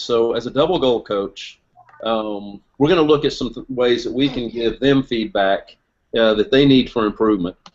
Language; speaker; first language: English; native; English